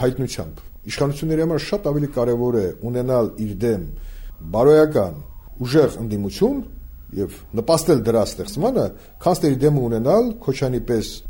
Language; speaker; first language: Armenian; native; Armenian